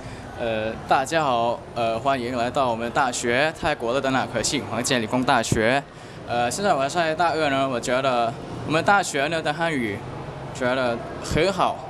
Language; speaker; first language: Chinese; non-native, learner; Thai